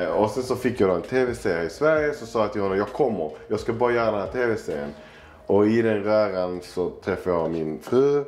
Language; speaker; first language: Swedish; early bilingual, other home language; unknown